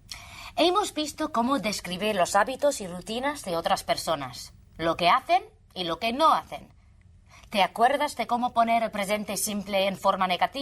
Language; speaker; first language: Spanish; native; Spanish